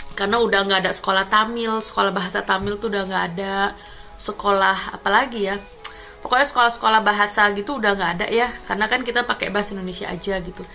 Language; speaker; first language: Indonesian; native; Indonesian